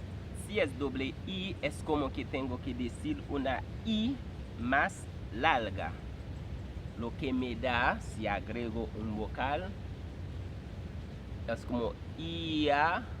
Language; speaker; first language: Spanish; non-native, fluent; Haitian Creole